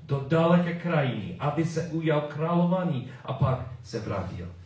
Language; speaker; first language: Czech; non-native, learner; English